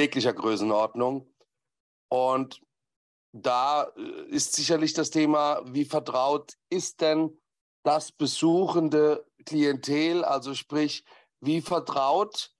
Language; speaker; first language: German; native; German